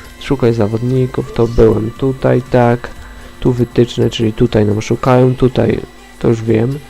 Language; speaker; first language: Polish; native; Polish